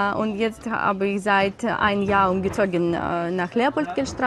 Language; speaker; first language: German; non-native, learner; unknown